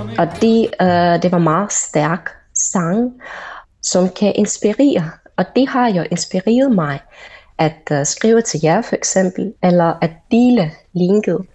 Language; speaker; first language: Danish; non-native, fluent; Russian